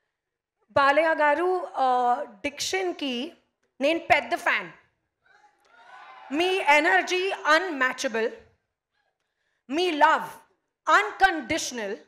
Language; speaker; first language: Telugu; non-native, local second language; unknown